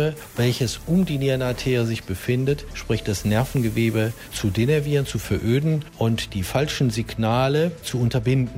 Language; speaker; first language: German; native; German